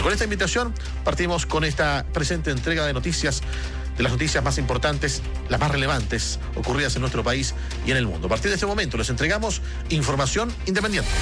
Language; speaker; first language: Spanish; native; Spanish